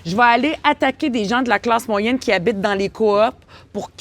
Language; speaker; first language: French; native; French